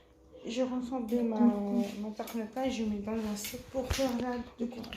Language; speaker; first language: French; non-native, local second language; Arabic